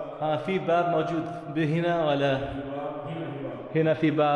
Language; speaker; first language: Arabic; non-native, learner; English